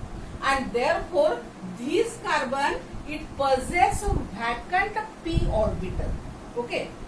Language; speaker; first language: English; non-native, local second language; Marathi